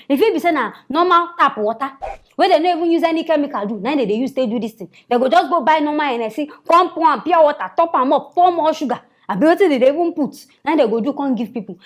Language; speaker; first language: Nigerian Pidgin; native; Nigerian Pidgin